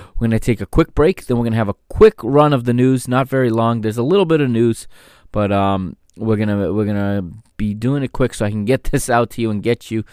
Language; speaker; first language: English; native; English